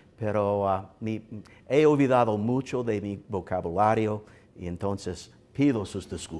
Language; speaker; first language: Spanish; non-native, learner; English